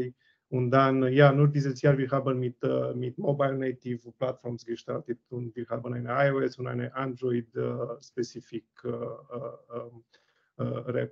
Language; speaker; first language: German; non-native, learner; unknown